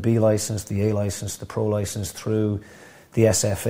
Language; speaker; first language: English; native; English